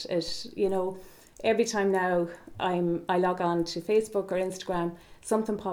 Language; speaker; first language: English; native; English